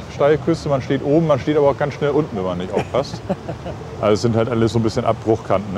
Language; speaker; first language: German; native; German